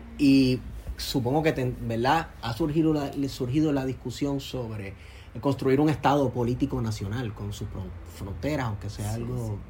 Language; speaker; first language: Spanish; native; Spanish